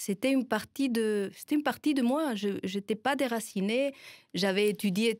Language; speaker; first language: French; non-native, fluent; Spanish